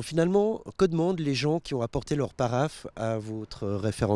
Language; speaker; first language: French; native; French